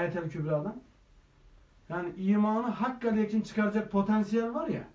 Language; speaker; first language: Turkish; native; Turkish